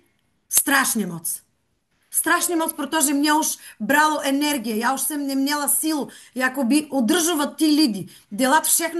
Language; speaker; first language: Czech; non-native, fluent; Bulgarian